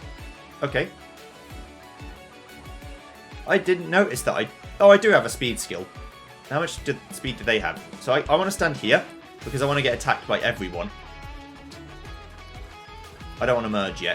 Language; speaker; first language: English; native; English